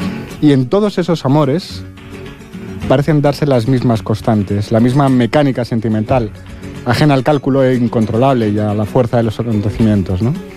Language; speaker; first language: Spanish; native; Spanish